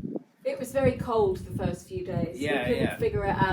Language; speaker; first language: English; native; English